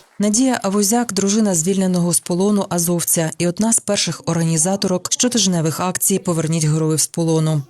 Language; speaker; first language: Ukrainian; native; Ukrainian